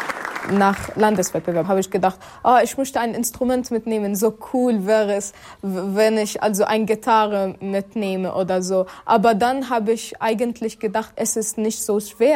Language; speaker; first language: German; early bilingual, other home language; Arabic